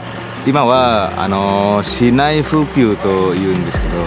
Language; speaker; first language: Japanese; non-native, learner; Indonesian